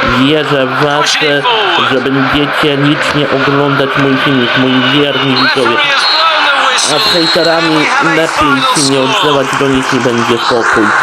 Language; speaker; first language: Polish; native; Polish